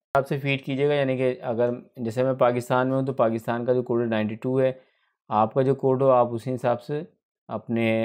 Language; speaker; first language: Urdu; native; Urdu